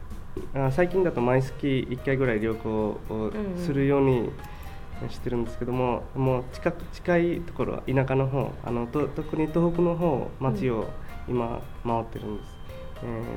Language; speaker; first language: Japanese; non-native, fluent; Bangla